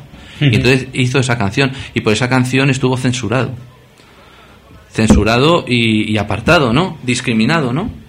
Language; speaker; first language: Spanish; native; Spanish